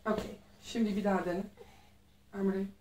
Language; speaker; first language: Turkish; non-native, learner; Dutch